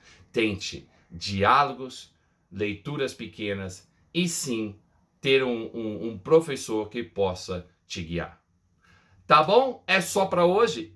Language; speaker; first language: Portuguese; non-native, fluent; English